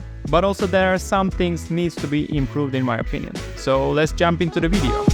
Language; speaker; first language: English; non-native, fluent; Turkish